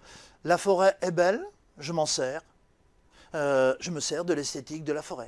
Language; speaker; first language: French; native; French